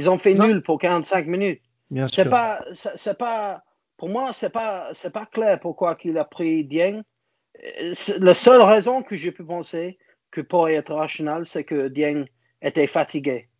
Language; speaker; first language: French; non-native, learner; English